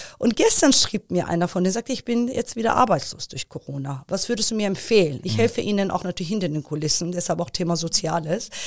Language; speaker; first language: German; early bilingual, other home language; Persian